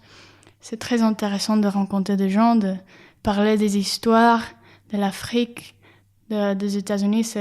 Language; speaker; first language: French; non-native, fluent; Spanish